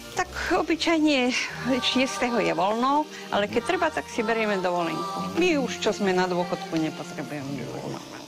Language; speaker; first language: Slovak; non-native, local second language; Rusyn